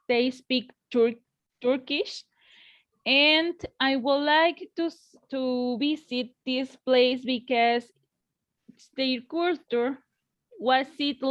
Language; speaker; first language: English; non-native, learner; Spanish